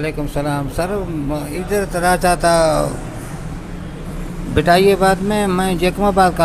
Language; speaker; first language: Hindi; non-native, local second language; Baluchi